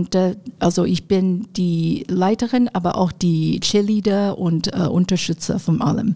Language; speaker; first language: German; non-native, fluent; Chinese